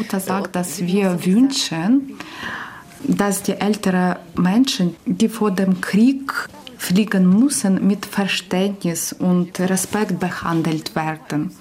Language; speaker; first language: German; non-native, learner; Ukrainian